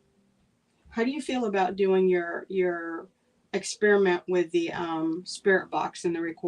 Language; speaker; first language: English; native; English